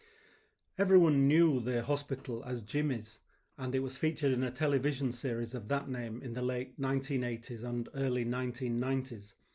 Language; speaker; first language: English; native; English